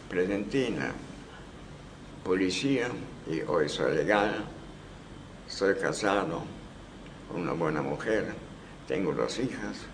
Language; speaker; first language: Spanish; non-native, fluent; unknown